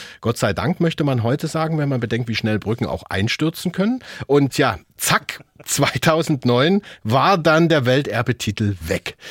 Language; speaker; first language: German; native; German